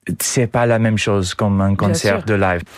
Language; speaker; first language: French; non-native, learner; English